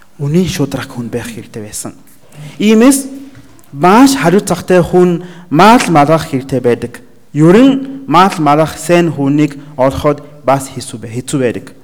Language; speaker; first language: Mongolian; non-native, learner; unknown